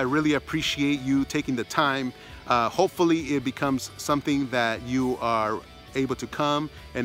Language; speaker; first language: English; early bilingual, other home language; Spanish